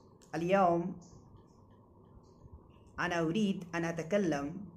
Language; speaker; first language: Arabic; non-native, learner; Bangla